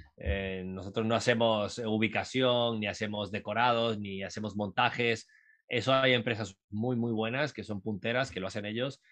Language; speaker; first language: Spanish; native; Spanish